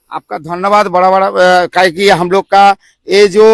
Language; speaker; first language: Hindi; non-native, local second language; Bangla